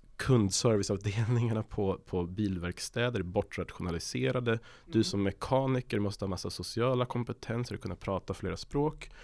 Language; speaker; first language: Swedish; native; Swedish